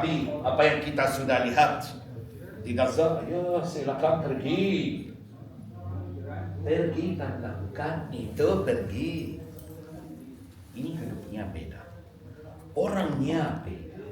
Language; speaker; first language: Indonesian; non-native, fluent; Arabic